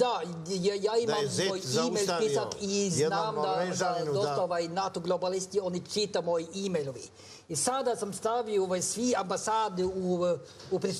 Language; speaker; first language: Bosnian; non-native, fluent; Norwegian